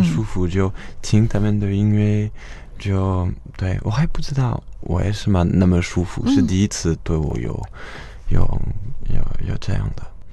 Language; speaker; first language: Chinese; non-native, fluent; French